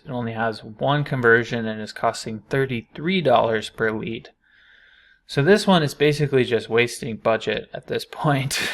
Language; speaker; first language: English; native; English